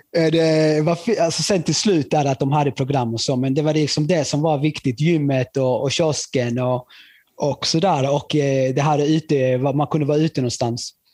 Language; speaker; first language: Swedish; early bilingual, other home language; Spanish